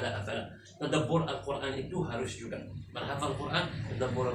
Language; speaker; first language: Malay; non-native, fluent; Arabic